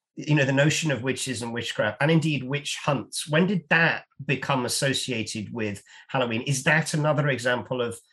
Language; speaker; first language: English; native; English